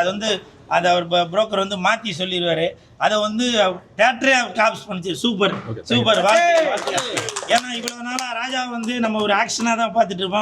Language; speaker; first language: Tamil; native; Tamil